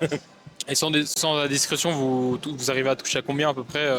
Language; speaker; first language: French; native; French